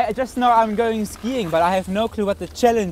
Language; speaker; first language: English; non-native, fluent; German